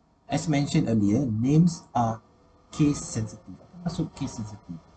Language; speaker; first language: English; non-native, local second language; Malay